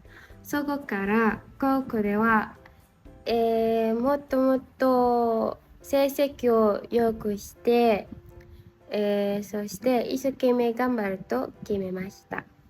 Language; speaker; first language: Japanese; non-native, learner; Indonesian